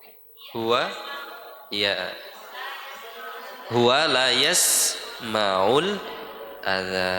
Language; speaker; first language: Arabic; non-native, fluent; Indonesian